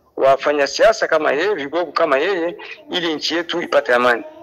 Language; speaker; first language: Swahili; native; Swahili